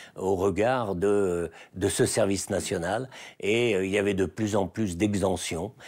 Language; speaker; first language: French; native; French